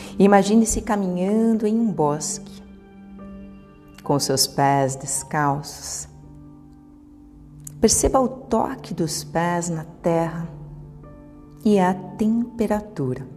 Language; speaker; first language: Portuguese; native; Portuguese